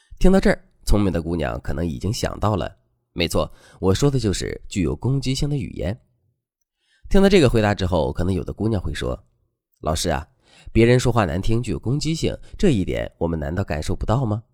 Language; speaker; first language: Chinese; native; Chinese